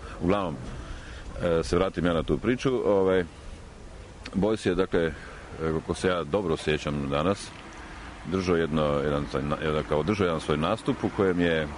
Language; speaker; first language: Croatian; native; Croatian